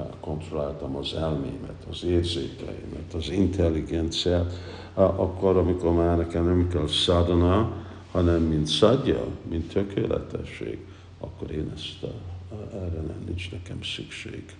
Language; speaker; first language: Hungarian; early bilingual, heritage; Hungarian